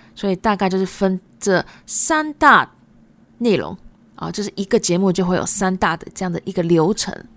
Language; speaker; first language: Chinese; early bilingual, other home language; Japanese